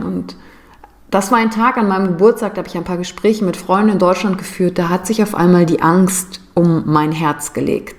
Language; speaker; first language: German; native; German